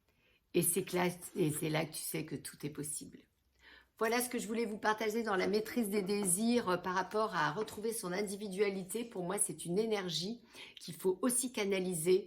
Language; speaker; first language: French; native; French